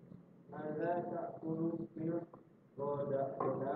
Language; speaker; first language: Arabic; non-native, learner; Indonesian